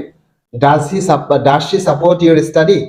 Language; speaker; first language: English; non-native, fluent; Bangla